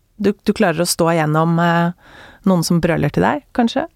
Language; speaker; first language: Norwegian; native; Norwegian